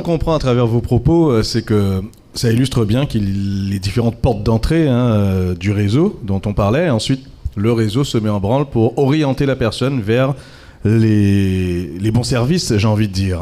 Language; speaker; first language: French; native; French